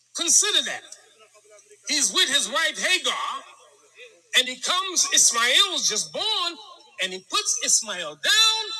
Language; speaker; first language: English; native; English